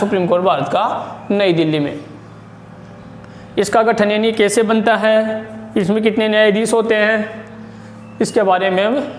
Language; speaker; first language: Hindi; native; Hindi